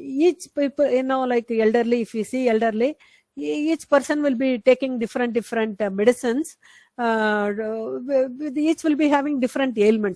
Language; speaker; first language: English; non-native, local second language; Tamil